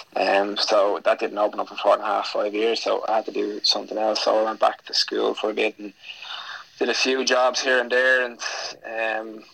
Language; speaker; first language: English; native; English